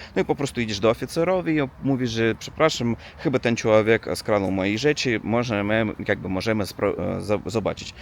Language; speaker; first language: Polish; non-native, learner; Russian